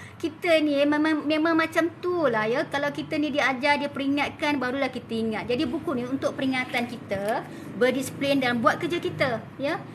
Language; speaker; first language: Malay; native; Malay